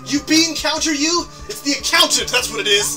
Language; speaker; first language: English; native; English